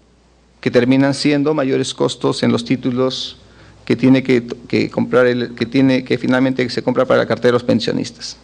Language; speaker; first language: Spanish; native; Spanish